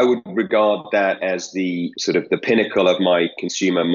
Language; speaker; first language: English; native; English